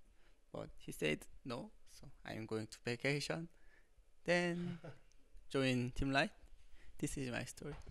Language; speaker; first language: English; non-native, learner; Korean